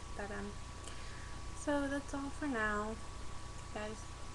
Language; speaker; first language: English; native; English